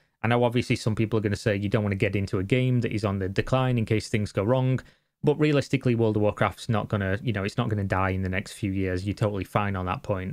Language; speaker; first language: English; native; English